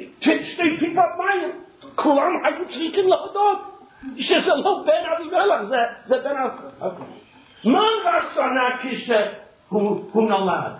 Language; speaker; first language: Hebrew; non-native, fluent; English